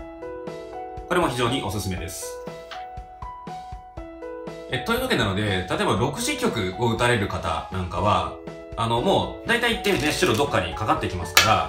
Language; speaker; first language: Japanese; native; Japanese